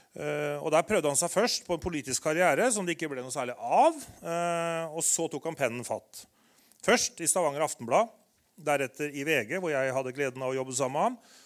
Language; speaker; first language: Norwegian; native; Norwegian